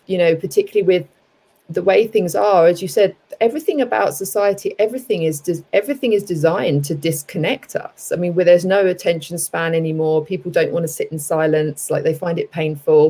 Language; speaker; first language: English; native; English